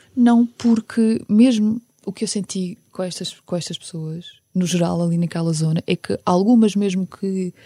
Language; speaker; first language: Portuguese; early bilingual, other home language; Ukrainian